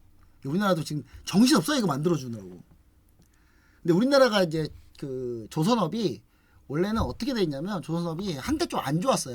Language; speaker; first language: Korean; native; Korean